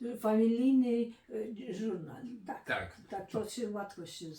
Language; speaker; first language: Polish; early bilingual, heritage; Polish